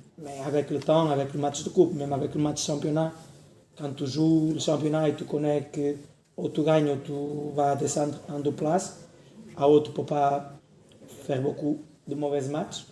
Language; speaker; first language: French; non-native, learner; Portuguese